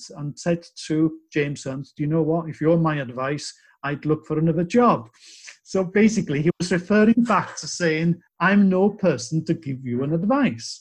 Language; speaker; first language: English; native; English